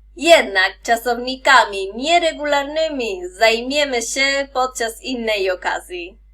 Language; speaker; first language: Polish; non-native, fluent; Spanish